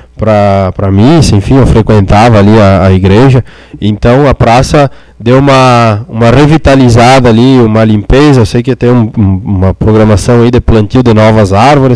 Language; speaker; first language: Portuguese; native; Portuguese